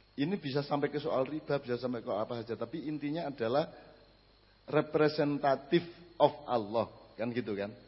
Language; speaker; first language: Indonesian; native; Indonesian